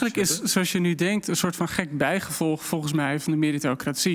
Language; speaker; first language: Dutch; native; Dutch